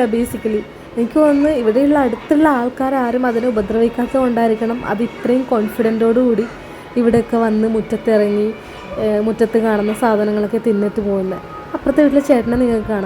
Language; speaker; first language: Malayalam; native; Malayalam